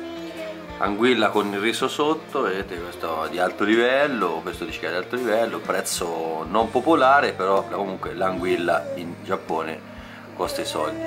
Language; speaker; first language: Italian; native; Italian